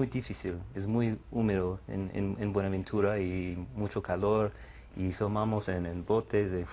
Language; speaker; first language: Spanish; non-native, learner; English